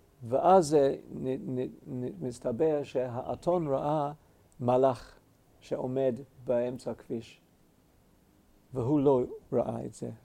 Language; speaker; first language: Hebrew; non-native, fluent; English